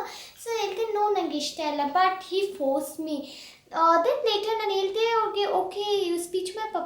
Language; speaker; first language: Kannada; early bilingual, heritage; Kannada